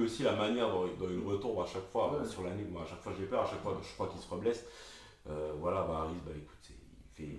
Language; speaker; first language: French; native; French